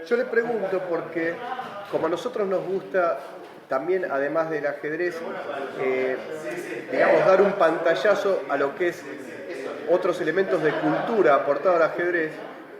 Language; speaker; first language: Spanish; native; Spanish